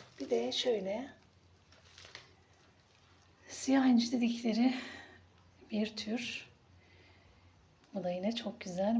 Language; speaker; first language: Turkish; native; Turkish